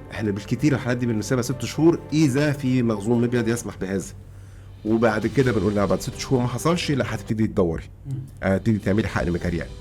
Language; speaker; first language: Arabic; native; Arabic